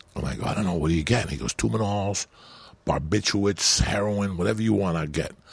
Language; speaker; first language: English; early bilingual, other home language; Spanish